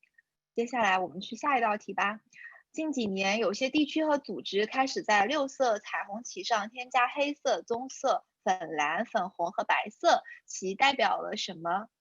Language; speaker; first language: Chinese; native; Chinese